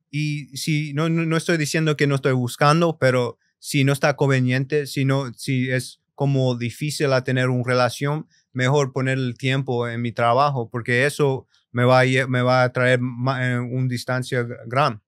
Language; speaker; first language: Spanish; early bilingual, other home language; English